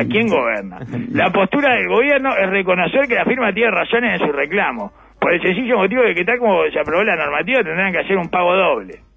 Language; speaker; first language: Spanish; native; Spanish